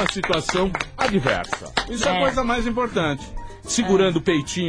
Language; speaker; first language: Portuguese; native; Portuguese